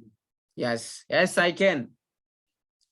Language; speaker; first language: English; non-native, fluent; Telugu